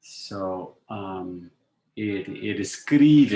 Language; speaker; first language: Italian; non-native, fluent; English